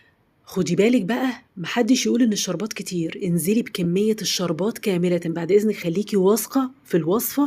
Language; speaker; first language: Arabic; native; Arabic